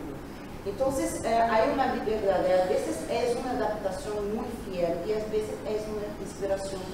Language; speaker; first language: Spanish; non-native, learner; Portuguese